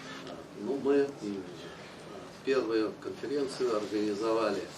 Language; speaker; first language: Russian; native; Russian